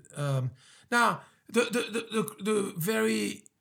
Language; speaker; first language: English; early bilingual, other home language; French